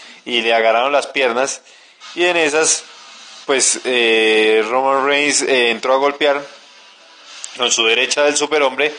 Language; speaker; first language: Spanish; native; Spanish